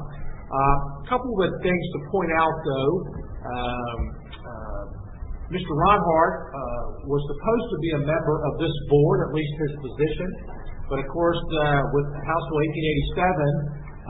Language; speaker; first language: English; native; English